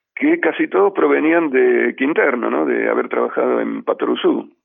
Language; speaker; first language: Spanish; native; Spanish